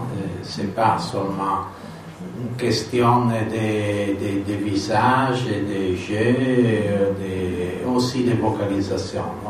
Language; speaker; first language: French; non-native, fluent; Italian